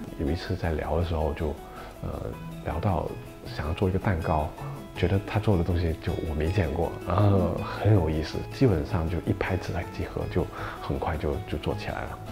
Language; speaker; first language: Chinese; non-native, local second language; Cantonese